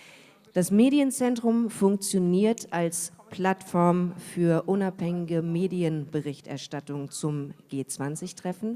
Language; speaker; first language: German; native; German